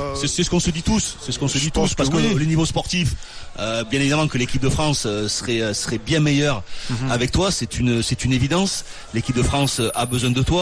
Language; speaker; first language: French; native; French